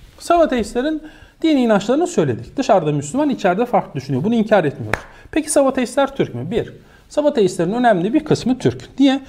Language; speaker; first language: Turkish; native; Turkish